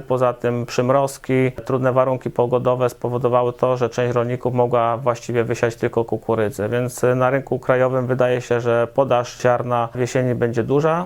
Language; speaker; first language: Polish; native; Polish